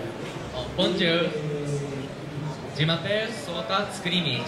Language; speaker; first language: French; non-native, learner; Japanese